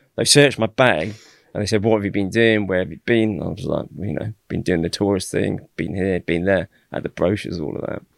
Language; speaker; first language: English; native; English